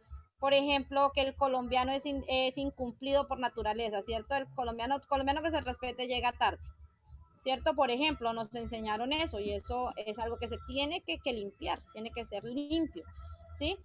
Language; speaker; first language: Spanish; native; Spanish